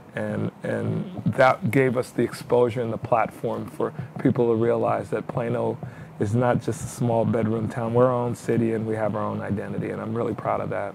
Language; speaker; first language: English; native; English